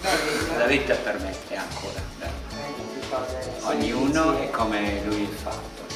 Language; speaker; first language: Italian; non-native, learner; German